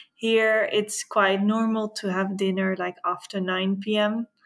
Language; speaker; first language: English; non-native, fluent; Dutch